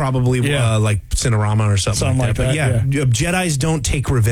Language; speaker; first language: English; native; English